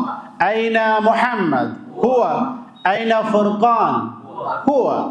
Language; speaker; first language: Arabic; non-native, local second language; Urdu